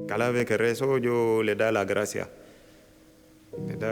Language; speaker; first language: Spanish; non-native, local second language; Wolof